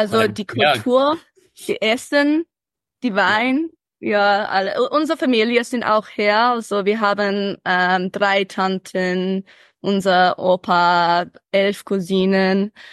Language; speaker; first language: German; early bilingual, heritage; English